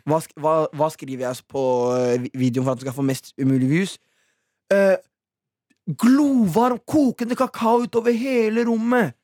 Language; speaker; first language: Norwegian; early bilingual, other home language; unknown